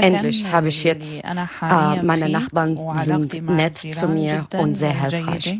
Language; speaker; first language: German; non-native, learner; Arabic